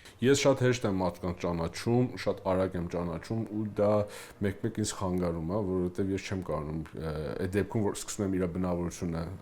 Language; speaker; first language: Armenian; early bilingual, heritage; Armenian